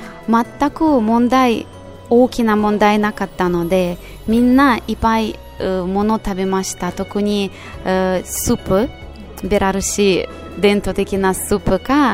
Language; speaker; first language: Japanese; non-native, fluent; Russian